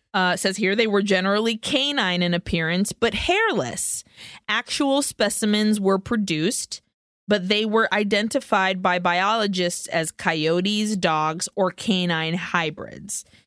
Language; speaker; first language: English; early bilingual, other home language; Spanish